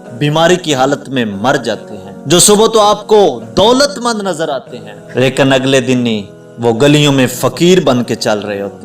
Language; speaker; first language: Urdu; native; Urdu